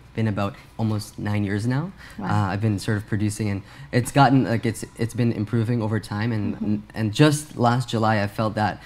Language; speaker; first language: English; native; English